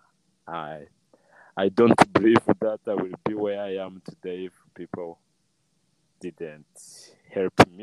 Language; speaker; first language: English; non-native, local second language; Kinyarwanda